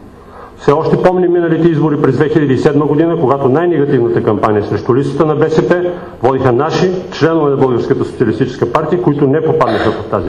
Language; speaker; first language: Bulgarian; native; Bulgarian